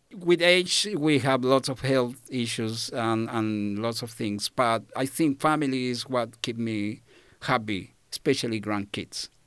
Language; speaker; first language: English; non-native, fluent; Spanish